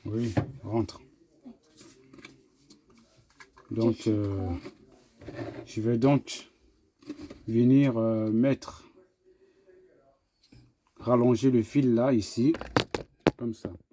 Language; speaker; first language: French; native; French